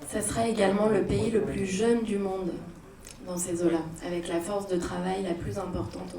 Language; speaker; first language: French; native; French